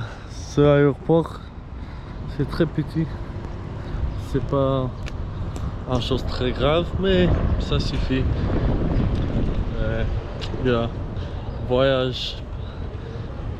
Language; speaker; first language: French; non-native, learner; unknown